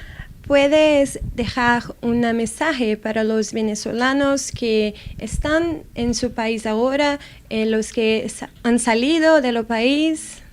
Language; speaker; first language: Spanish; non-native, fluent; Portuguese